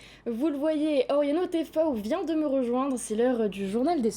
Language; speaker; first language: French; native; French